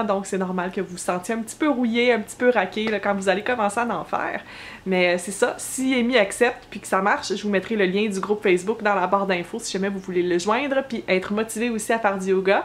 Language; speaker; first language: French; native; French